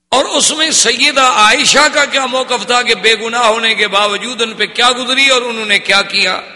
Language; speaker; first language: Urdu; native; Urdu